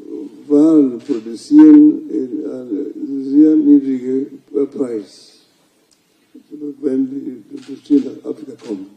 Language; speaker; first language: German; non-native, fluent; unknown